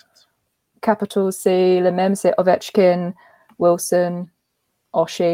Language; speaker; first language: French; non-native, learner; English